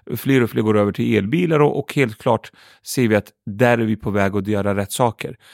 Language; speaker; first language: Swedish; early bilingual, other home language; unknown